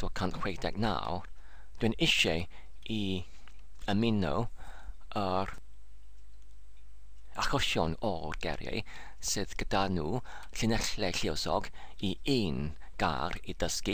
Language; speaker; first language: Welsh; non-native, learner; English